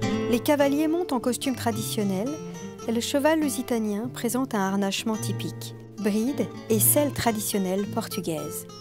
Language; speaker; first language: French; native; French